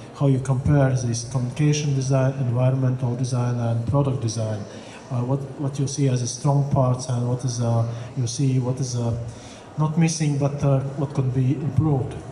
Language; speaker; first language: English; non-native, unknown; Latvian